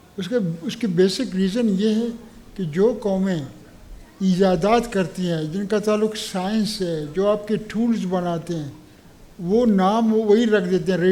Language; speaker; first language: Urdu; non-native, local second language; Baluchi